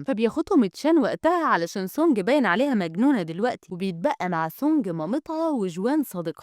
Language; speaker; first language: Arabic; native; Arabic